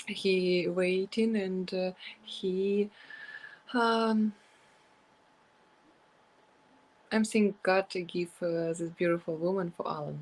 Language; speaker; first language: English; non-native, learner; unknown